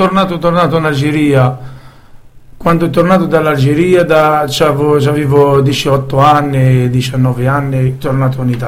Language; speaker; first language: Italian; non-native, learner; Arabic